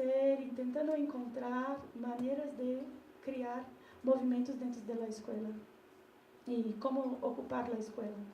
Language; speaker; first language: Spanish; non-native, learner; Portuguese